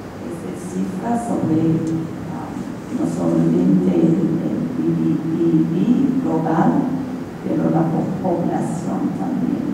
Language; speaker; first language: Spanish; non-native, fluent; English